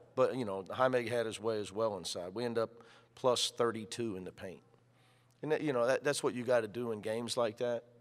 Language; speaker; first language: English; native; English